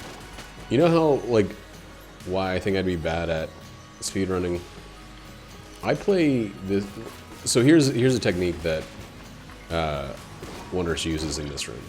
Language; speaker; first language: English; native; English